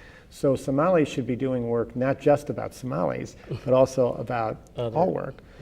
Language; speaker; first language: English; native; English